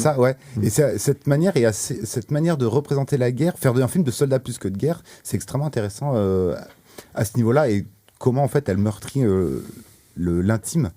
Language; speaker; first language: French; native; French